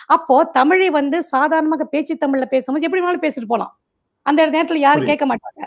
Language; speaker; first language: Tamil; non-native, local second language; Marathi